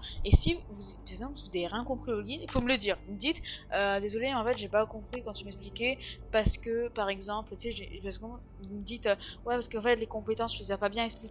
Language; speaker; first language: French; native; French